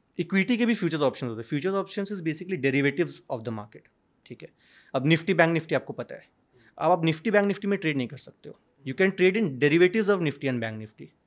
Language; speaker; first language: Hindi; native; Hindi